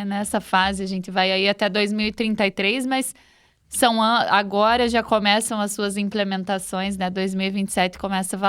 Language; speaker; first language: Portuguese; native; Portuguese